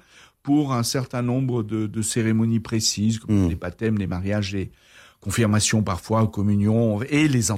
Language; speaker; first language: French; native; French